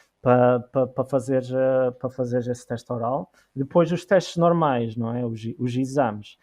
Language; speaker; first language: Portuguese; native; Portuguese